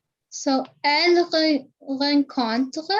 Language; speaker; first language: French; non-native, learner; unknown